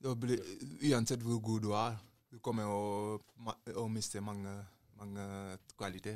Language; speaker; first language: Norwegian; non-native, learner; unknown